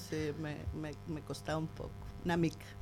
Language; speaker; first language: Catalan; non-native, learner; Spanish